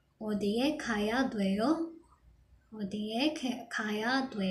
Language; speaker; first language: Korean; non-native, fluent; Filipino